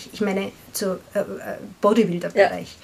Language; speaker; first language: German; non-native, learner; Korean